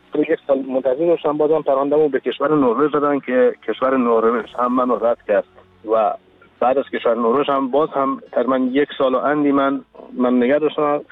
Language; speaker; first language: Persian; non-native, local second language; Central Kurdish